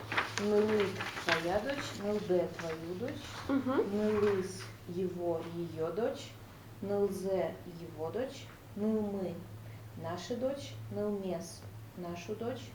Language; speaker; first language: Russian; native; Russian